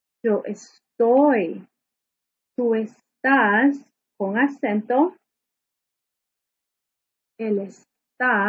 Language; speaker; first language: Spanish; non-native, fluent; English